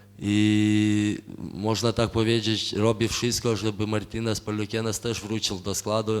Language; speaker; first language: Polish; non-native, fluent; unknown